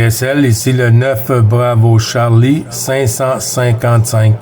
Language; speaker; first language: French; native; French